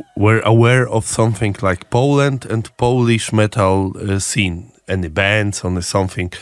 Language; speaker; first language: English; non-native, learner; Polish